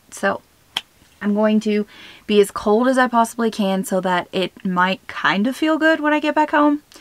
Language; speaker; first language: English; native; English